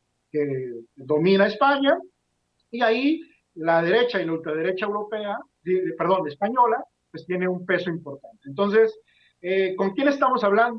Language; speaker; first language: Spanish; native; Spanish